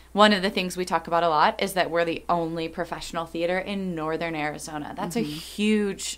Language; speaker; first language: English; native; English